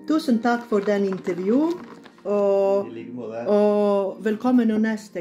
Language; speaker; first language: Norwegian; non-native, learner; Bosnian